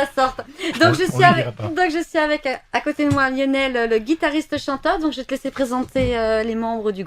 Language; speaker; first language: French; native; French